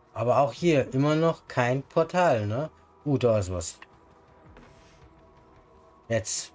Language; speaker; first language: German; native; German